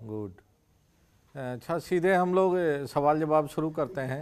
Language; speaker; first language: Hindi; native; Hindi